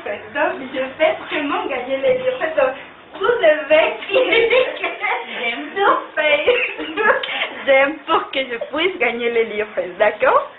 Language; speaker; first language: French; non-native, learner; Spanish